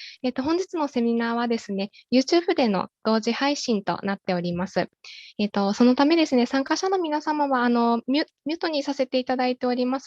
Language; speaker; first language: Japanese; native; Japanese